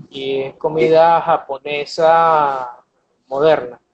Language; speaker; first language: Spanish; native; Spanish